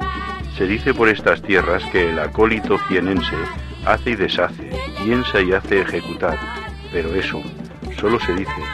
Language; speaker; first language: Spanish; native; Spanish